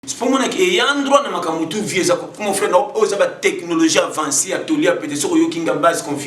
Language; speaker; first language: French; non-native, local second language; Lingala